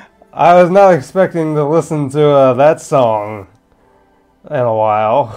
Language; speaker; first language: English; native; English